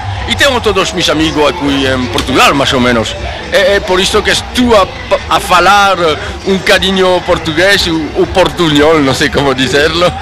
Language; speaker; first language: Portuguese; non-native, learner; French